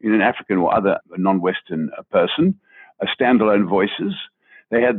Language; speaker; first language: English; native; English